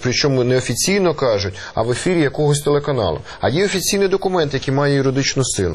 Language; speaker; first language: Ukrainian; native; Ukrainian